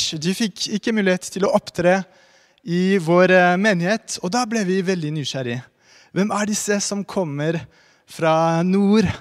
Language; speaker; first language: Norwegian; non-native, fluent; French